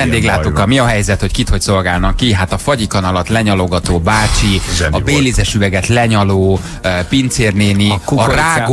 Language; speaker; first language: Hungarian; native; Hungarian